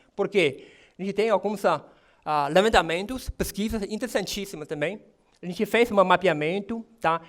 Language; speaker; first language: Portuguese; non-native, fluent; Chinese